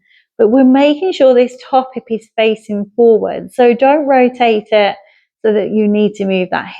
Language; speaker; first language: English; native; English